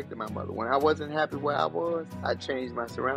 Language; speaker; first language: English; native; English